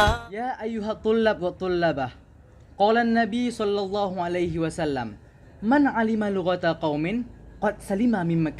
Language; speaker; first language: Arabic; non-native, learner; Indonesian